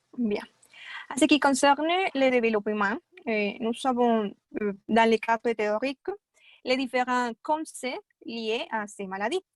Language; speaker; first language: French; non-native, fluent; Spanish